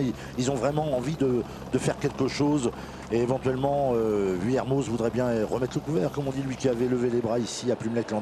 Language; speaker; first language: French; native; French